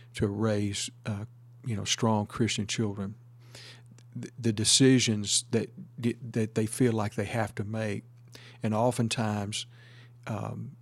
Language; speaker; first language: English; native; English